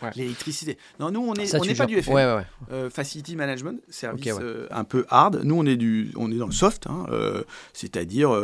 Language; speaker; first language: French; native; French